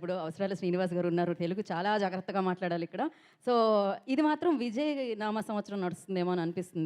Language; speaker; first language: Telugu; native; Telugu